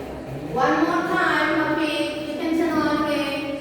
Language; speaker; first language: English; non-native, fluent; Indonesian